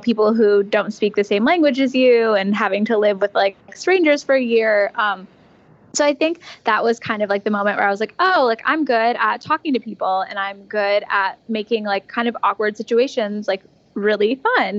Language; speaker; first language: English; native; English